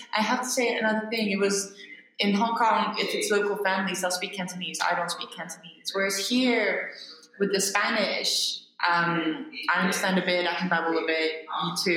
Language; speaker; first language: English; non-native, local second language; French